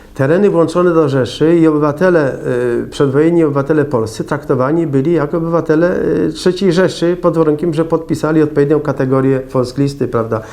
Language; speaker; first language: Polish; native; Polish